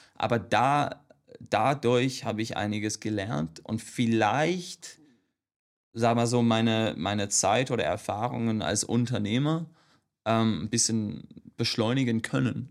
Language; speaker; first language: German; non-native, fluent; English